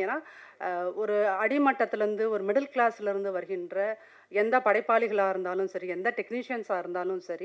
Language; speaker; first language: Tamil; native; Tamil